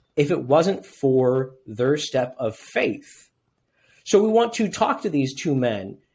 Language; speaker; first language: English; native; English